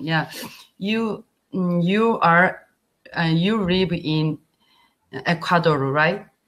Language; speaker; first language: English; non-native, learner; Korean